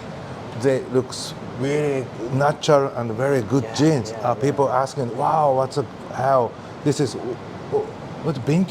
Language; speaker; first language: English; non-native, learner; Japanese